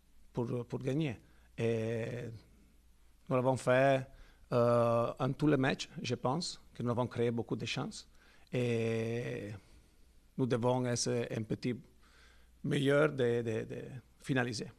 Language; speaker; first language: French; non-native, learner; Italian